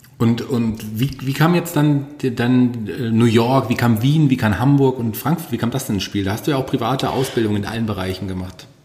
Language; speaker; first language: German; native; German